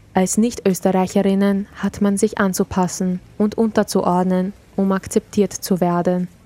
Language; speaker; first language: German; early bilingual, other home language; Serbian